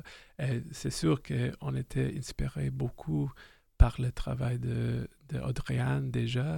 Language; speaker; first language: French; non-native, fluent; English